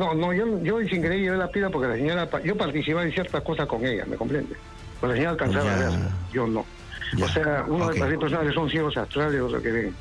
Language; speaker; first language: Spanish; native; Spanish